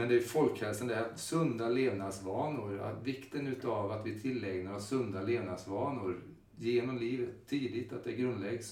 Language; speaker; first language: Swedish; native; Swedish